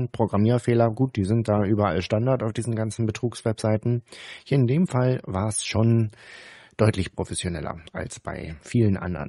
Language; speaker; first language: German; native; German